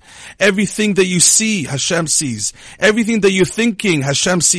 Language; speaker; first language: English; non-native, fluent; Hebrew